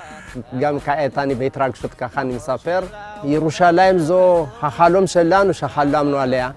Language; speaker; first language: Hebrew; non-native, fluent; Amharic